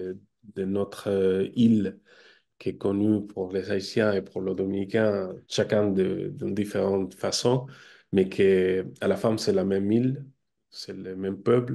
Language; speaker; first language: French; non-native, fluent; Spanish